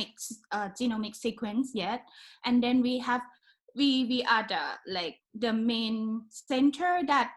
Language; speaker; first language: English; non-native, learner; Thai